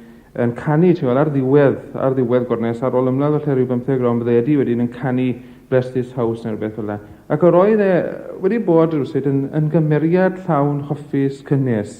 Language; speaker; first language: Welsh; native; Welsh